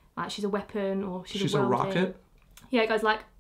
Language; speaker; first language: English; native; English